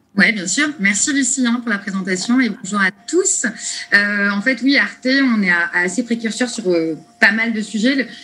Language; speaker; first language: French; native; French